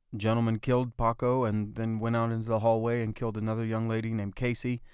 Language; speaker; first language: English; native; English